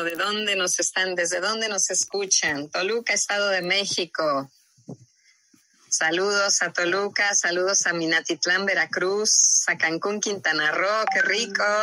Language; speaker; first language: Spanish; native; Spanish